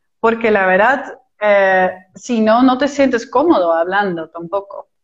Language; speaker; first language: Spanish; non-native, fluent; Dutch